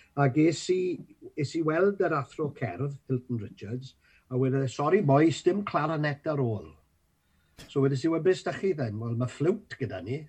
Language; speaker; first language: Welsh; native; Welsh